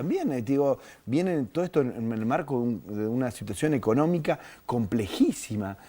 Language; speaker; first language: Spanish; native; Spanish